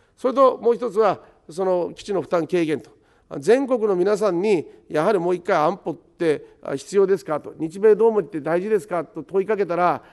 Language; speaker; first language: Japanese; native; Japanese